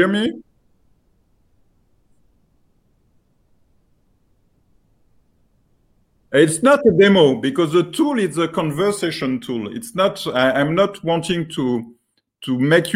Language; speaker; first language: English; non-native, fluent; French